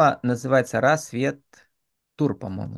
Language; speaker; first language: Russian; native; Russian